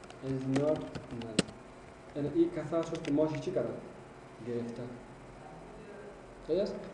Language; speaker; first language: Persian; non-native, local second language; Pashto